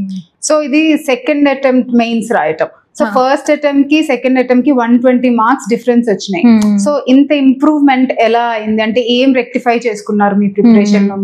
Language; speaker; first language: Telugu; native; Telugu